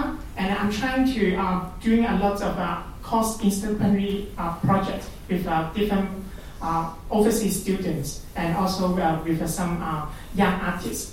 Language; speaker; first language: English; non-native, local second language; Cantonese